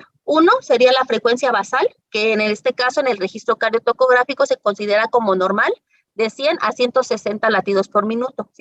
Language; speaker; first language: Spanish; native; Spanish